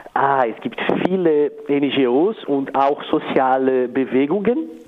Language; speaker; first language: German; non-native, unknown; Portuguese